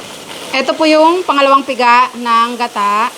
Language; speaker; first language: Filipino; non-native, local second language; Iloko